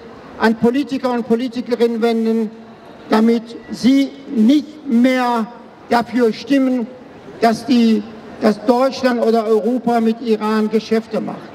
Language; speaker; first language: German; non-native, fluent; Persian